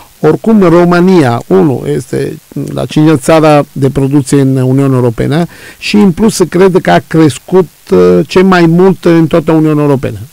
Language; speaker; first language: Romanian; non-native, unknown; Italian